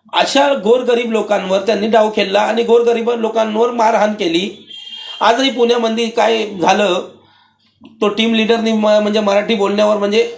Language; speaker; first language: Marathi; non-native, local second language; Urdu